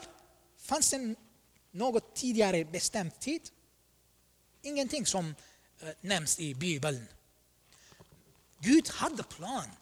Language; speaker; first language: Swedish; non-native, fluent; Armenian